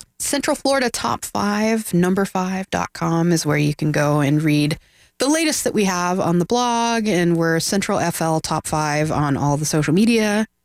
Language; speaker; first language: English; native; English